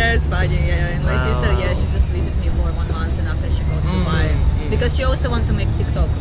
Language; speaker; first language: English; non-native, learner; Russian